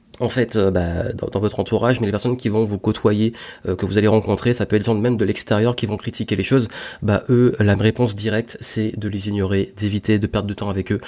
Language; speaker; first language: French; native; French